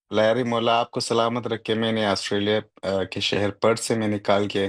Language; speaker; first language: Urdu; native; Urdu